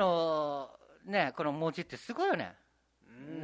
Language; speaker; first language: Japanese; native; Japanese